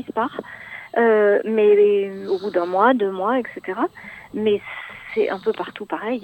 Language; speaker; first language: French; native; French